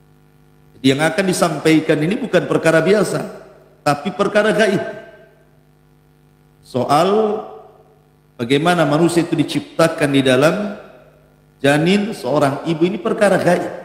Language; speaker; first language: Indonesian; native; Indonesian